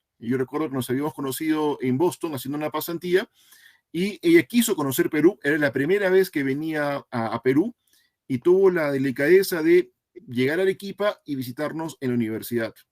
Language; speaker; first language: Spanish; native; Spanish